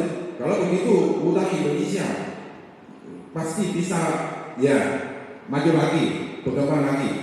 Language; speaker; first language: Indonesian; non-native, learner; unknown